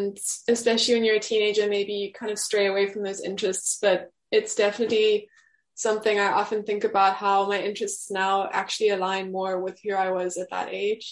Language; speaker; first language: English; native; English